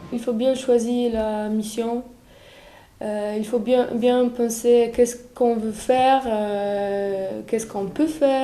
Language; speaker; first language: French; non-native, fluent; Polish